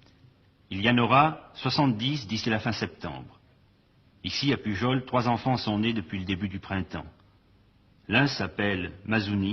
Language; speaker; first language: French; native; French